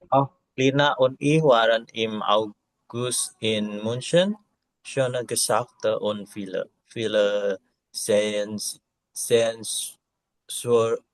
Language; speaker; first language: German; non-native, learner; Indonesian